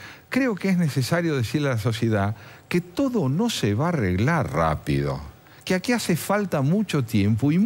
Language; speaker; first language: Spanish; native; Spanish